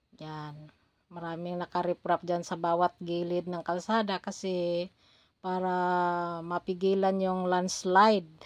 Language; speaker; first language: Filipino; non-native, local second language; Cebuano